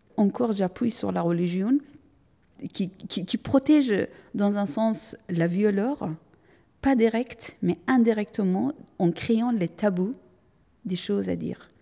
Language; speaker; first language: French; non-native, fluent; Persian